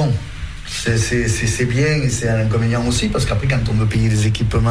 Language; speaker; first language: French; native; French